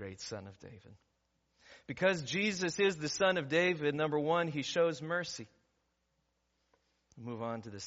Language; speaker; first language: English; native; English